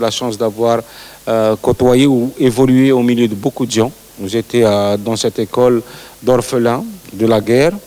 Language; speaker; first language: French; non-native, local second language; Arabic